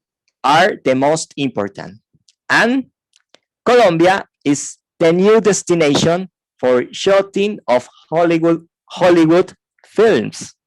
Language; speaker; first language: English; non-native, fluent; Spanish